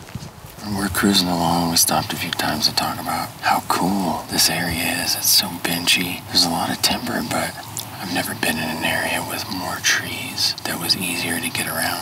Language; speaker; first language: English; native; English